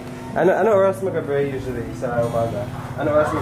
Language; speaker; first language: Filipino; non-native, learner; English